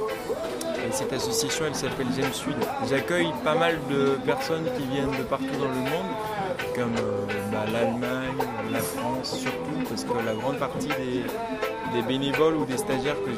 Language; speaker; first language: French; non-native, local second language; Ewe